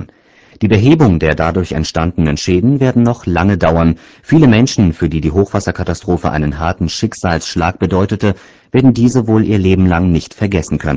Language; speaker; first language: German; native; German